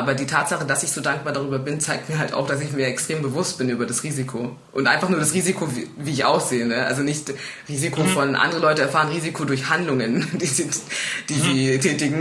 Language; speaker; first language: German; native; German